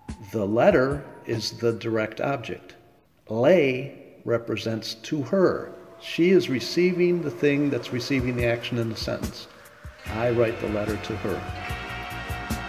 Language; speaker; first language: English; native; English